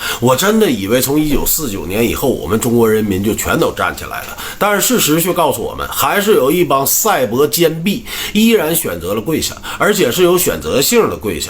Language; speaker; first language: Chinese; native; Chinese